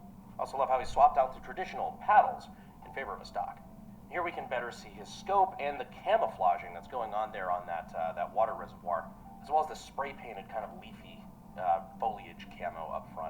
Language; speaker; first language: English; native; English